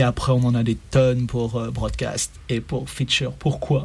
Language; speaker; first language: French; native; French